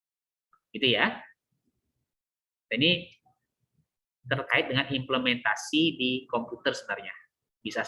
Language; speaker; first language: Indonesian; native; Indonesian